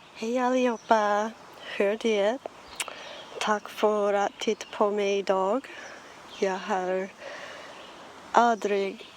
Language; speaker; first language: Swedish; non-native, learner; English